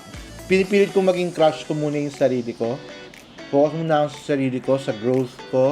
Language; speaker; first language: Filipino; native; Filipino